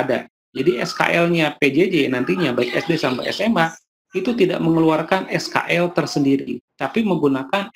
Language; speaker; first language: Indonesian; native; Indonesian